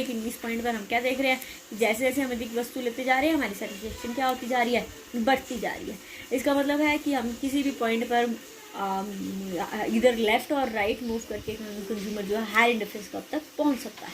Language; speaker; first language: Hindi; native; Hindi